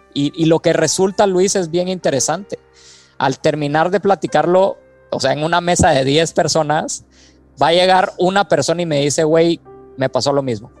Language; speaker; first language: Spanish; native; Spanish